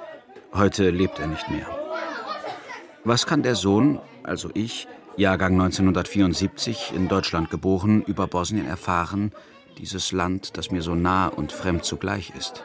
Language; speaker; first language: German; early bilingual, other home language; Bosnian